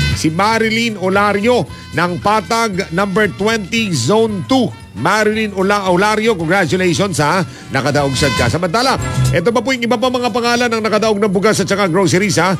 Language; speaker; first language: Filipino; non-native, local second language; Cebuano